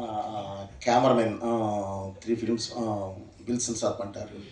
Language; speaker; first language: Tamil; non-native, learner; Telugu